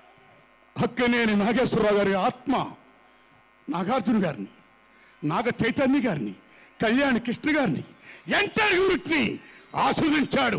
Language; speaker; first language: Telugu; native; Telugu